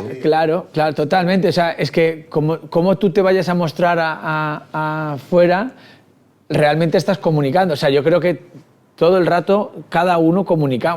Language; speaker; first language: Spanish; native; Spanish